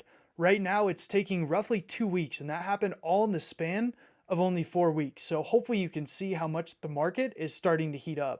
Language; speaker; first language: English; native; English